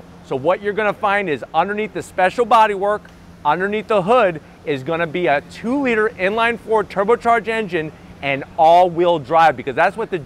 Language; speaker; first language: English; native; English